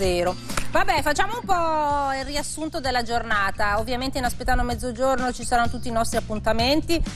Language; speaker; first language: Italian; native; Italian